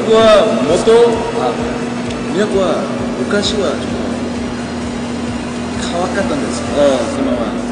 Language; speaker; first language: Japanese; non-native, learner; Korean